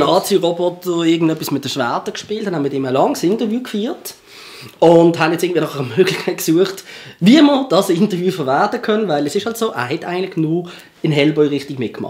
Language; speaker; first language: German; native; German